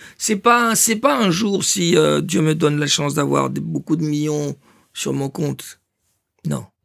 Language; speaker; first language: French; non-native, local second language; Lingala